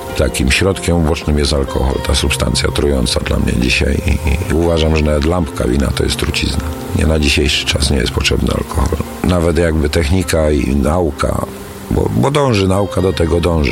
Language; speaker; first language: Polish; native; Polish